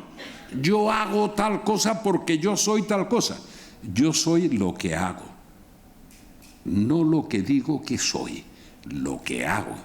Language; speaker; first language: Spanish; native; Spanish